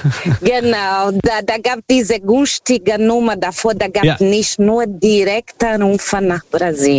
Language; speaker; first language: German; non-native, fluent; Portuguese